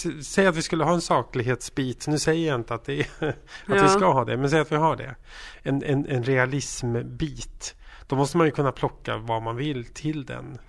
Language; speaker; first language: Swedish; native; Swedish